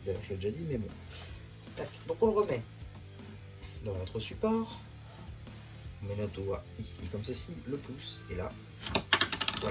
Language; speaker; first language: French; native; French